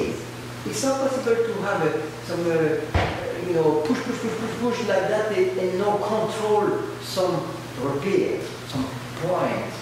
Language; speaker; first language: English; non-native, learner; French